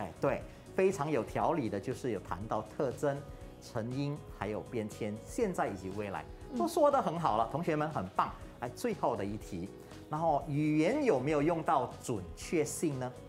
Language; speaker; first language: Chinese; native; Chinese